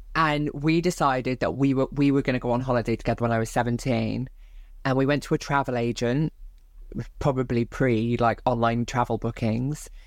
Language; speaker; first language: English; native; English